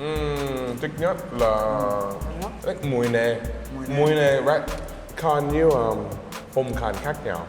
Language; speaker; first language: Vietnamese; non-native, learner; English